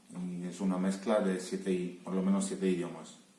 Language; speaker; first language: Spanish; non-native, fluent; Polish